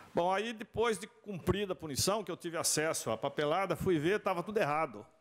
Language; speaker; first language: Portuguese; native; Portuguese